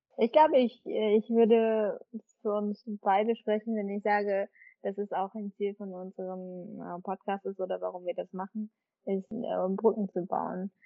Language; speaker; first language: German; early bilingual, other home language; Vietnamese